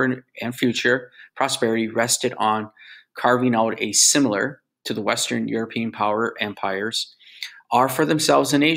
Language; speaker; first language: English; native; English